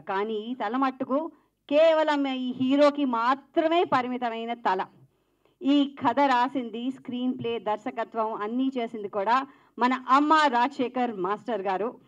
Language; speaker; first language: Telugu; native; Telugu